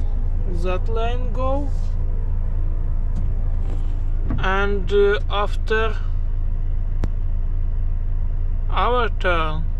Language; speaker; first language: English; non-native, learner; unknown